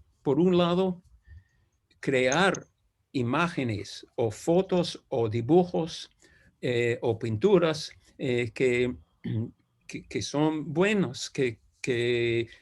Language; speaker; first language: Spanish; non-native, fluent; English